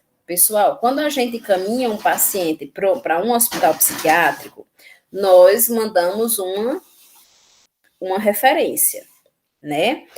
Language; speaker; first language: Portuguese; native; Portuguese